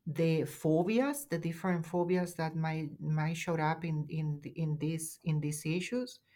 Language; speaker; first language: English; non-native, fluent; Spanish